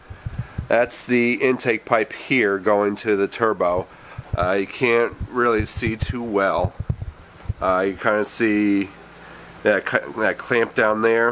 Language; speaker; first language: English; native; English